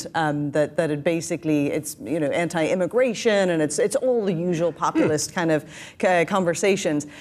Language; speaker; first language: English; native; English